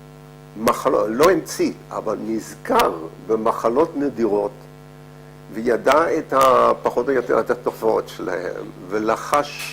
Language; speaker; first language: Hebrew; non-native, fluent; Dutch